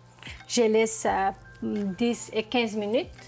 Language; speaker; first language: French; non-native, learner; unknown